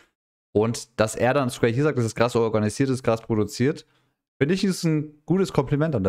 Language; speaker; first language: German; native; German